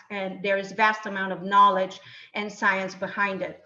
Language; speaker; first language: English; non-native, fluent; Bulgarian